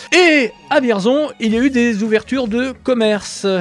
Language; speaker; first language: French; native; French